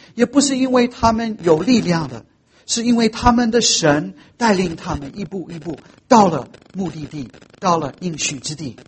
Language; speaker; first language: Chinese; non-native, fluent; English